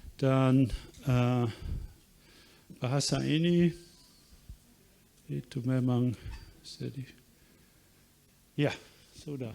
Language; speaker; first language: Indonesian; non-native, fluent; German